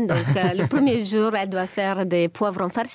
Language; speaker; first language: French; non-native, fluent; Bulgarian